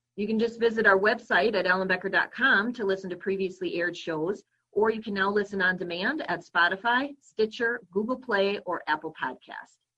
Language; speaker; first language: English; native; English